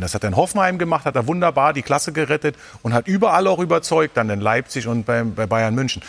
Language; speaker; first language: German; native; German